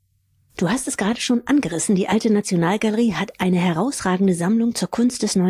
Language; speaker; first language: German; native; German